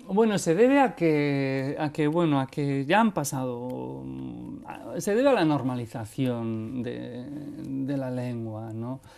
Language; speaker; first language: Spanish; non-native, local second language; Basque